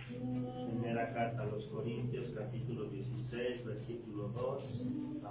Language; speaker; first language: Spanish; native; Spanish